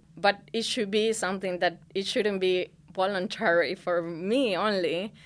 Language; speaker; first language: English; non-native, fluent; Spanish